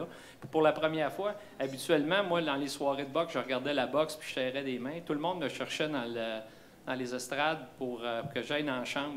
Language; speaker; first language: French; native; French